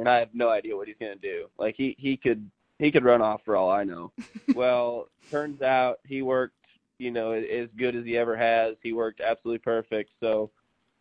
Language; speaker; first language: English; native; English